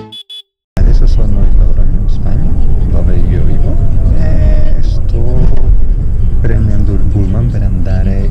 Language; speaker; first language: Italian; non-native, fluent; Spanish